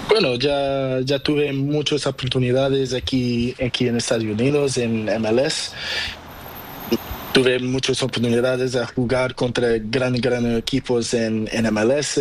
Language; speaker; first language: Spanish; non-native, learner; Portuguese